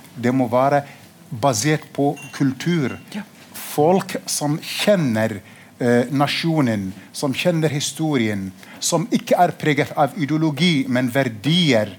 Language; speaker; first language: Norwegian; non-native, fluent; Arabic